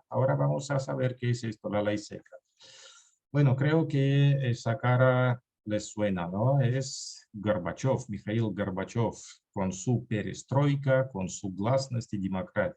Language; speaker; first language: Spanish; non-native, fluent; Russian